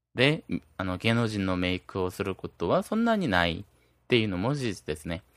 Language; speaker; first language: Japanese; non-native, fluent; Korean